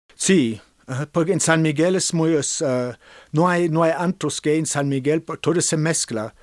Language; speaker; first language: Spanish; non-native, fluent; German